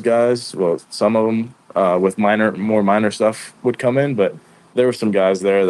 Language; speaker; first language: English; native; English